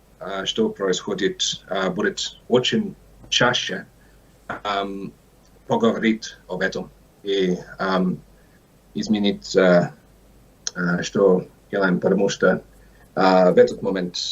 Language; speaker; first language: Russian; non-native, learner; English